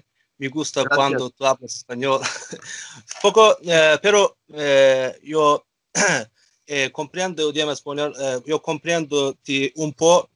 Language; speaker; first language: Spanish; non-native, learner; Azerbaijani